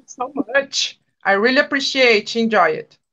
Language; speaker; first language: English; non-native, learner; Portuguese